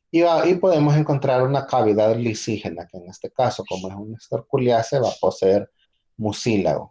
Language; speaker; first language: Spanish; native; Spanish